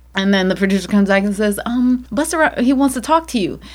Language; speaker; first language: English; native; English